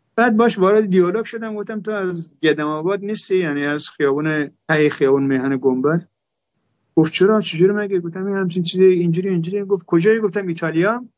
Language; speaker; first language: Persian; non-native, local second language; Turkmen